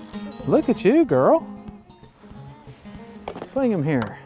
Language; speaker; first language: English; native; English